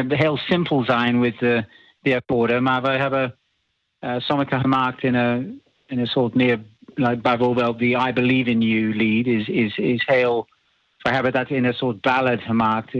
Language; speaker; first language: Dutch; non-native, learner; English